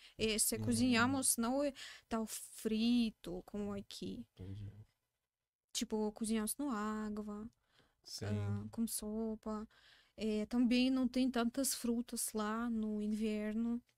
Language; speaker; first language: Portuguese; non-native, learner; Russian